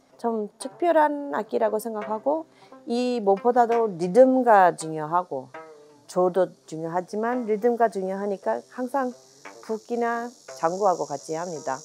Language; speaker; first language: Korean; non-native, fluent; English